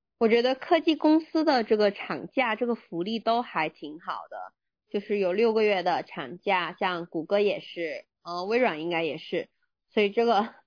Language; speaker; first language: Chinese; native; Chinese